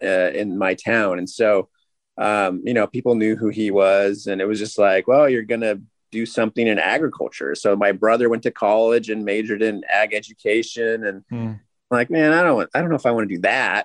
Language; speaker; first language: English; native; English